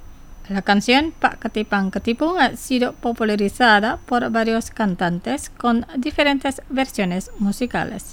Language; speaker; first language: Spanish; non-native, fluent; Indonesian